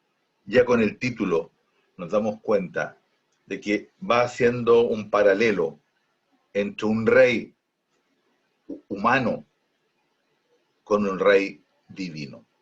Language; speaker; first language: Spanish; native; Spanish